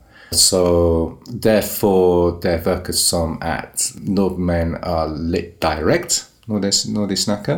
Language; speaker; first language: Norwegian; non-native, learner; English